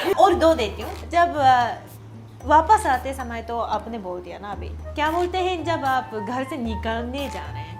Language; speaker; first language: Hindi; non-native, fluent; Japanese